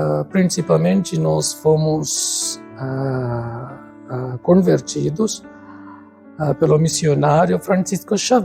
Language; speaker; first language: Portuguese; non-native, fluent; Tamil